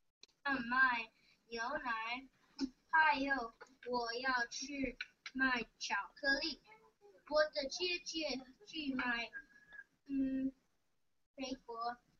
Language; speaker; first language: Chinese; non-native, learner; English